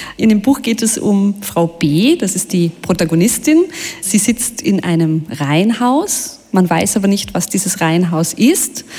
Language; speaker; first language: German; early bilingual, other home language; Bosnian